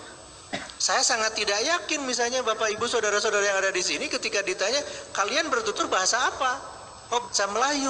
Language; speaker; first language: Indonesian; native; Indonesian